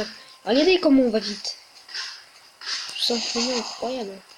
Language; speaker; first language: French; native; French